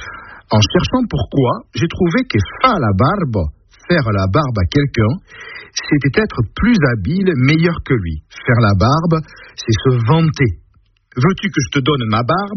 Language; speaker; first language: French; native; French